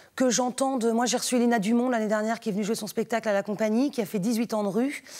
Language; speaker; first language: French; native; French